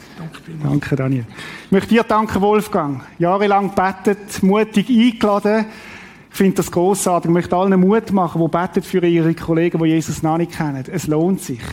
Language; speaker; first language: German; native; German